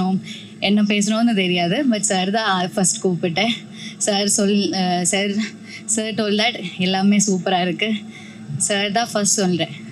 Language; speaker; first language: Tamil; non-native, learner; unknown